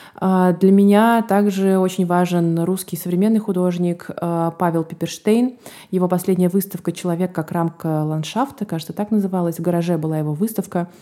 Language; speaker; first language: Russian; native; Russian